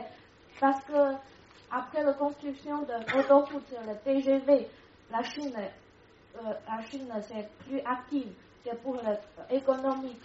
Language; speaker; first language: French; non-native, learner; Chinese